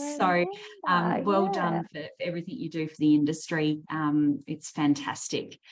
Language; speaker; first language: English; native; English